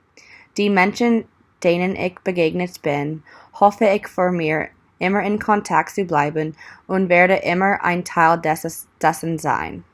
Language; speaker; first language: German; non-native, learner; English